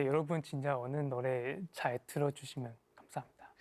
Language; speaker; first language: Korean; non-native, fluent; Chinese